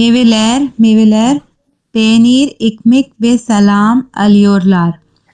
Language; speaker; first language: Turkish; non-native, learner; Urdu